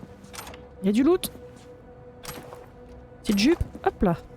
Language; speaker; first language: French; native; French